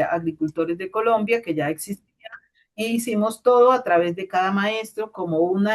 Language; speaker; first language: Spanish; native; Spanish